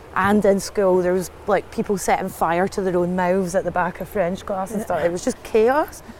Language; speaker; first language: English; native; English